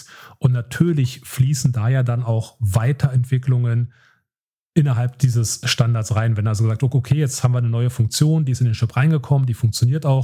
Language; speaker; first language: German; native; German